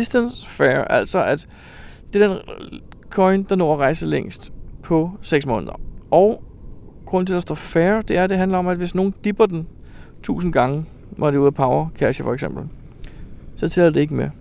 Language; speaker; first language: Danish; native; Danish